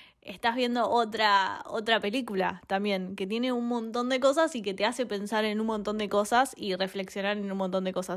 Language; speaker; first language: Spanish; native; Spanish